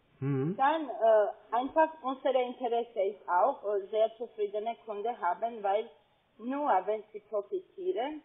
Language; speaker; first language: German; non-native, fluent; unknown